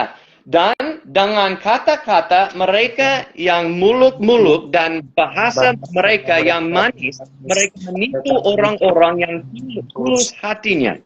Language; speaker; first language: Indonesian; non-native, fluent; English